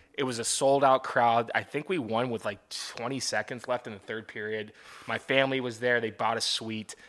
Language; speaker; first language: English; native; English